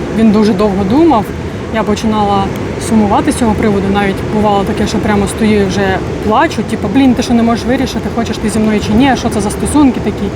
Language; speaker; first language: Ukrainian; non-native, local second language; Russian